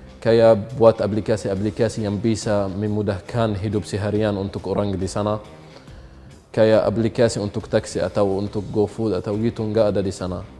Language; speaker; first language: Indonesian; non-native, fluent; Arabic